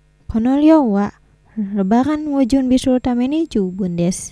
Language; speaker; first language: Japanese; non-native, fluent; Indonesian